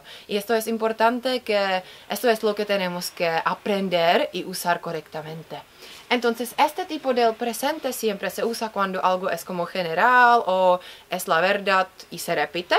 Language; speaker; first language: Spanish; non-native, fluent; Czech